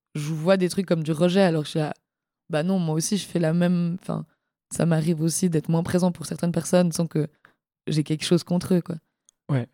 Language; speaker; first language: French; native; French